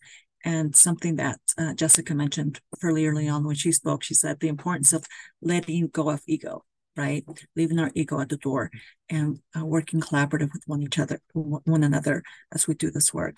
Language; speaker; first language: English; early bilingual, other home language; Spanish